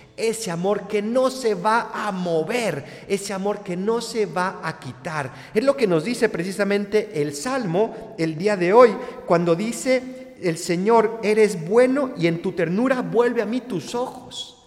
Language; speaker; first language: Spanish; native; Spanish